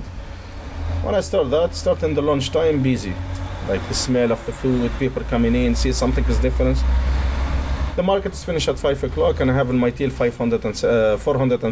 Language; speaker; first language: English; non-native, fluent; Arabic